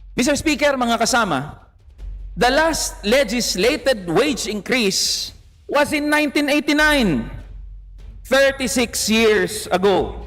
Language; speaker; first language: English; non-native, local second language; Filipino